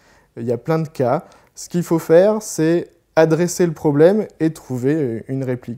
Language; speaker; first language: French; native; French